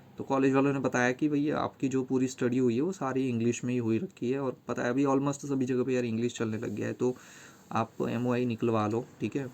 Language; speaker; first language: Hindi; native; Hindi